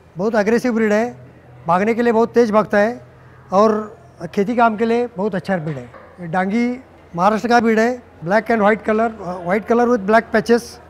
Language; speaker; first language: Hindi; non-native, local second language; Marathi